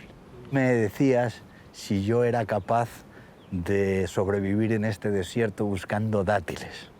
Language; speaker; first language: Spanish; native; Spanish